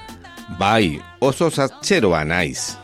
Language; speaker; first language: Basque; non-native, learner; Spanish